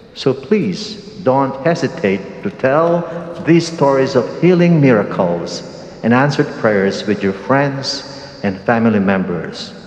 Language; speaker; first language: English; non-native, local second language; Pampanga